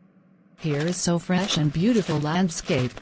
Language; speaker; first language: English; non-native, learner; Khmer